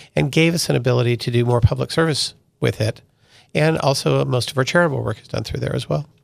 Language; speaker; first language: English; early bilingual, other home language; Italian